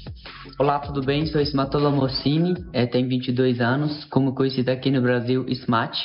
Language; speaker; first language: Portuguese; non-native, learner; Persian